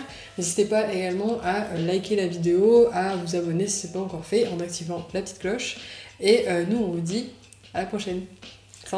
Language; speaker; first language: French; native; French